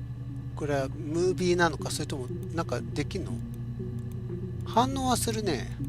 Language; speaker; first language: Japanese; native; Japanese